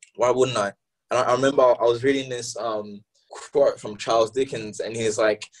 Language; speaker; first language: English; early bilingual, other home language; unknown